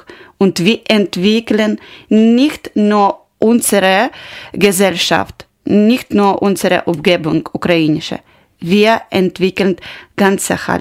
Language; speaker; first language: German; non-native, learner; Ukrainian